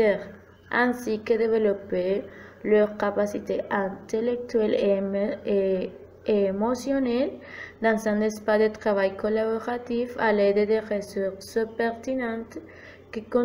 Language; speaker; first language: French; non-native, fluent; Spanish